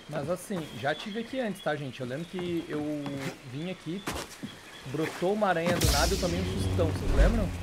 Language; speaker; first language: Portuguese; native; Portuguese